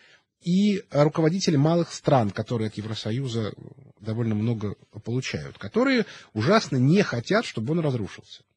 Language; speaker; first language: Russian; native; Russian